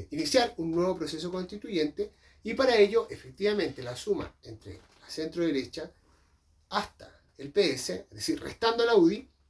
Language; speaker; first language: Spanish; native; Spanish